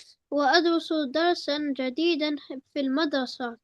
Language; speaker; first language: Arabic; non-native, learner; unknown